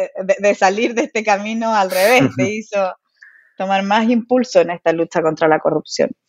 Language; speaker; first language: Spanish; native; Spanish